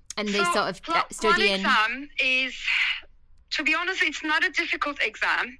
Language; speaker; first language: English; non-native, fluent; Turkish